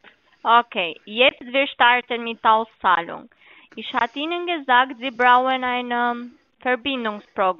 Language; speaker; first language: German; non-native, learner; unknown